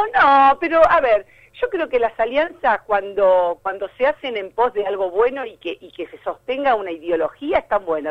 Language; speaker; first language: Spanish; native; Spanish